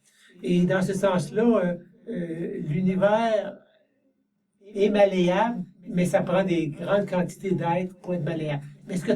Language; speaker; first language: French; native; French